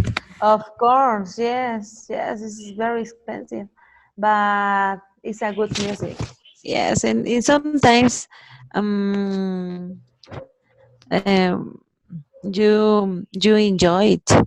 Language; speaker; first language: English; non-native, learner; Spanish